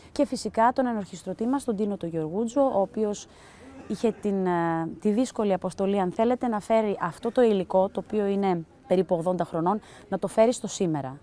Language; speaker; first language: Greek; early bilingual, heritage; Greek